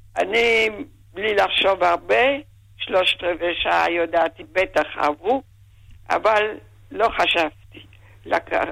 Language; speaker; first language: Hebrew; non-native, fluent; German